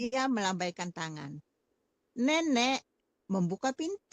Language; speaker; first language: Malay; non-native, learner; Indonesian